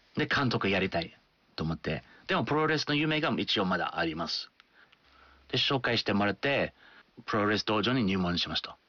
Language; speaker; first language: Japanese; non-native, fluent; English